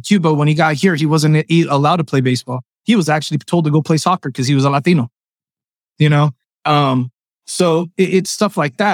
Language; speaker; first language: English; early bilingual, other home language; Spanish